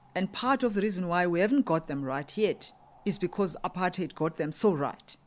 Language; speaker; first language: English; non-native, local second language; Xhosa